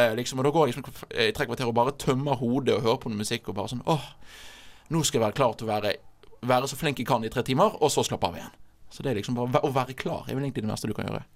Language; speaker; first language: Norwegian; native; Norwegian